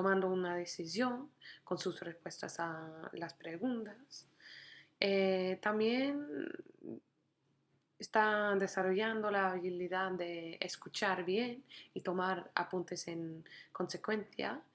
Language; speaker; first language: Spanish; non-native, fluent; English